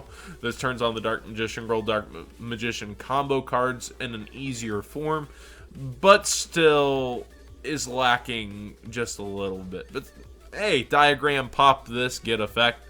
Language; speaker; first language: English; native; English